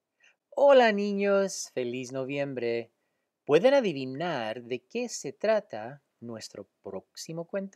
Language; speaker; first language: Spanish; early bilingual, heritage; Spanish